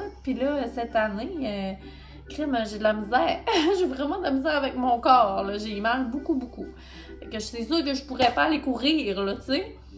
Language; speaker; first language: French; native; French